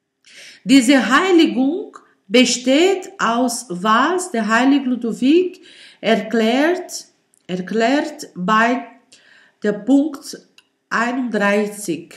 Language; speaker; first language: German; non-native, learner; Portuguese